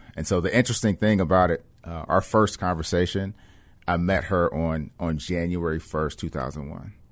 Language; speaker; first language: English; native; English